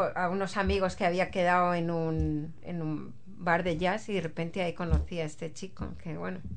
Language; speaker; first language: Spanish; native; Spanish